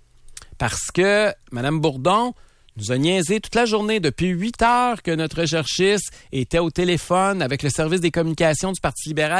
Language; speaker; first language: French; native; French